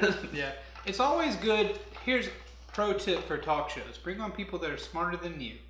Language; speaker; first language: English; native; English